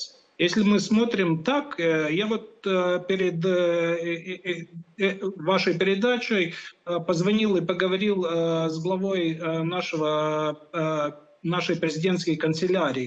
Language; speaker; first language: Russian; non-native, local second language; Latvian